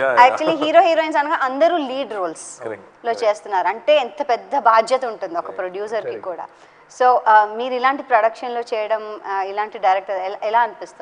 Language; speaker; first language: Telugu; native; Telugu